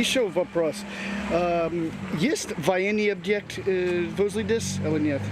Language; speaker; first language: Russian; non-native, learner; English